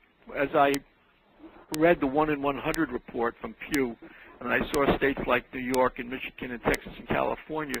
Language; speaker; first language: English; native; English